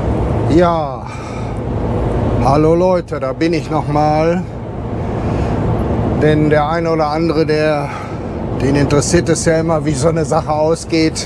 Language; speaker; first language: German; native; German